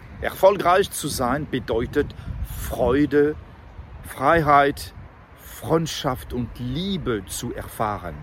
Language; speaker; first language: German; non-native, fluent; French